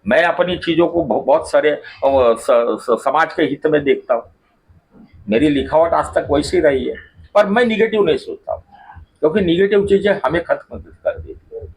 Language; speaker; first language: Hindi; non-native, local second language; Marathi